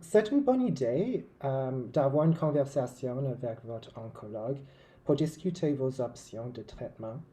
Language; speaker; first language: French; non-native, local second language; English